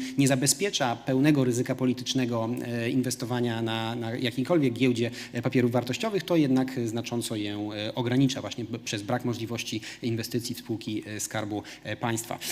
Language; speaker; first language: Polish; native; Polish